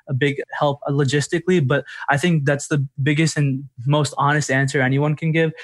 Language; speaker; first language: English; native; English